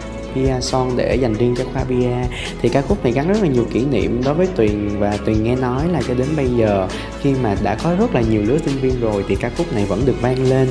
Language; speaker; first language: Vietnamese; native; Vietnamese